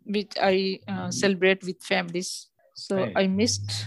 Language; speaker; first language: English; non-native, local second language; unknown